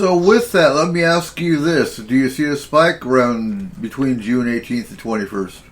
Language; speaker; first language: English; native; English